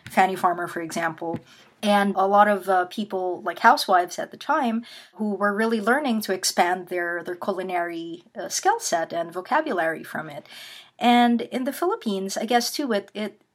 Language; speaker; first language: English; non-native, local second language; Filipino